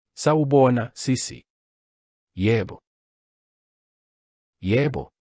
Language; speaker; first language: Zulu; non-native, learner; English